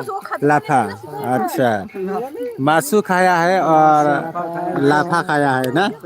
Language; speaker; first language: Hindi; non-native, local second language; Bodo